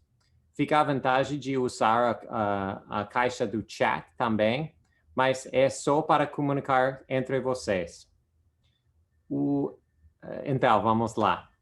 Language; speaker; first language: Portuguese; non-native, fluent; English